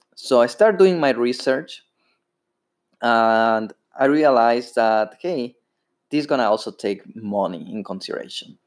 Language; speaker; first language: English; non-native, fluent; Spanish